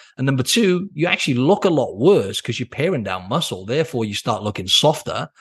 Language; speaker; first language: English; native; English